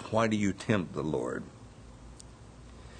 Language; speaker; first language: English; native; English